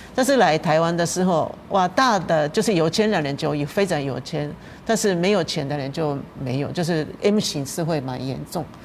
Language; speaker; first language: Chinese; non-native, fluent; Japanese